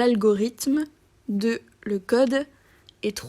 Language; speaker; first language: French; native; French